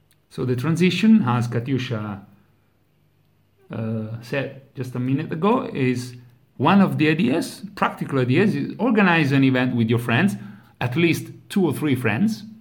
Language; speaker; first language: English; non-native, fluent; Italian